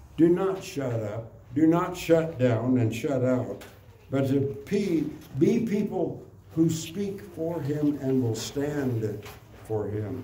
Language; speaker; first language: English; native; English